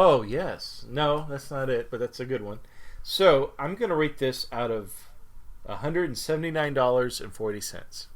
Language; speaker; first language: English; native; English